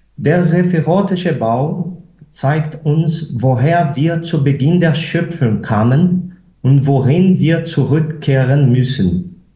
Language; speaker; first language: German; non-native, fluent; Portuguese